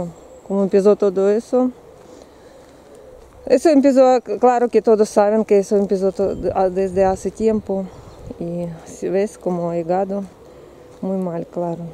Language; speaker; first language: Spanish; non-native, learner; Russian